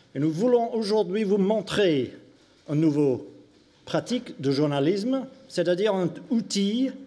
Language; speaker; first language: French; non-native, learner; English